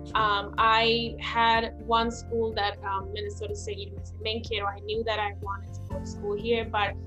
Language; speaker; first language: English; non-native, local second language; Sinhala